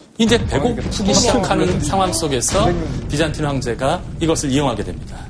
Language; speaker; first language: Korean; native; Korean